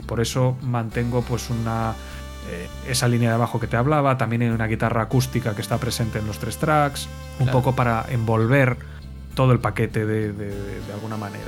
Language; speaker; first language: Spanish; native; Spanish